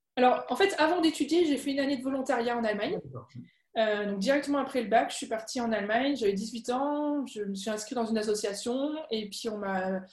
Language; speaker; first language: French; native; French